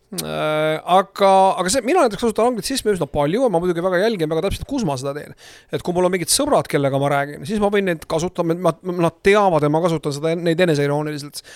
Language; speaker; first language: Estonian; native; Estonian